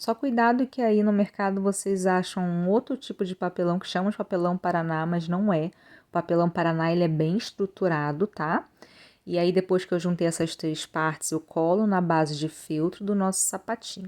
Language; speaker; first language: Portuguese; native; Portuguese